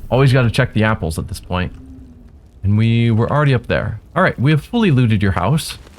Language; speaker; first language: English; native; English